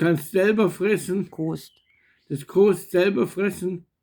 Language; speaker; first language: German; native; German